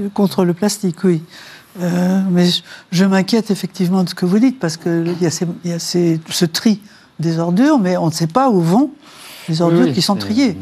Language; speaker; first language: French; native; French